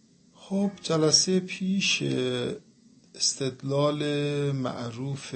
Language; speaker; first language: Persian; native; Persian